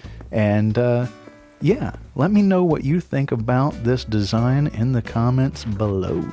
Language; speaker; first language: English; native; English